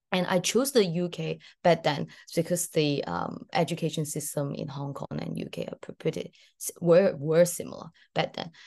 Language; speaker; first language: English; early bilingual, other home language; Cantonese